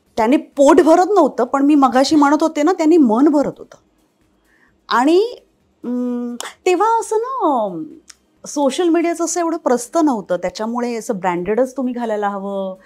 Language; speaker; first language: Marathi; native; Marathi